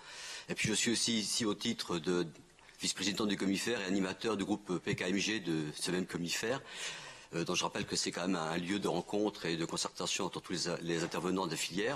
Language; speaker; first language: French; native; French